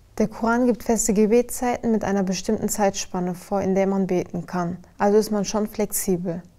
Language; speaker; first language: German; early bilingual, other home language; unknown